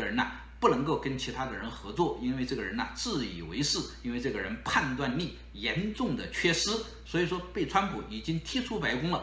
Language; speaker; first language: Chinese; native; Chinese